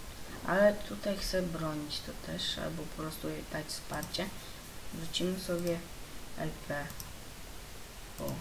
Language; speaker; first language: Polish; native; Polish